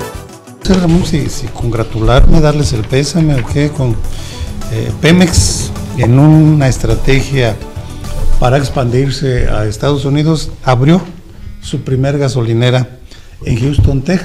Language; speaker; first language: Spanish; native; Spanish